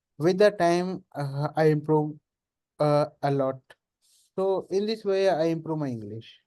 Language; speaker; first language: English; non-native, learner; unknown